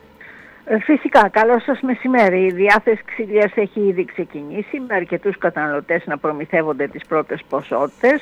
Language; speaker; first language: Greek; native; Greek